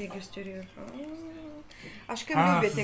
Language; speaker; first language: Turkish; non-native, learner; Russian